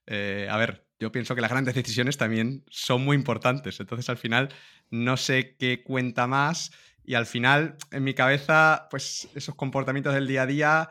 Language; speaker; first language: Spanish; native; Spanish